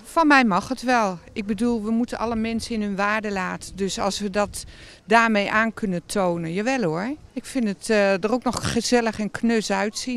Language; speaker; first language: Dutch; native; Dutch